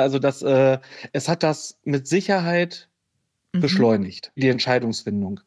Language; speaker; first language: German; native; German